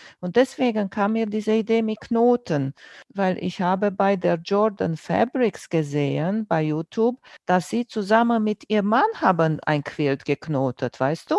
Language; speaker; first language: German; non-native, fluent; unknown